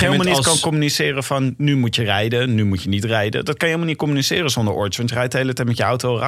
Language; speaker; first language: Dutch; native; Dutch